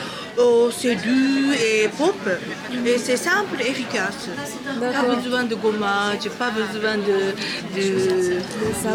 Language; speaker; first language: French; non-native, learner; Japanese